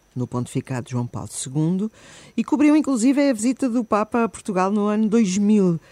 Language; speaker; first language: Portuguese; native; Portuguese